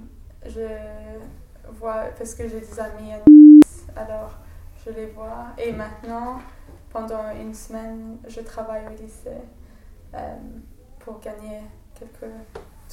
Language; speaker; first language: French; non-native, fluent; English